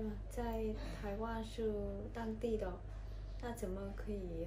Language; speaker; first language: Chinese; non-native, learner; Vietnamese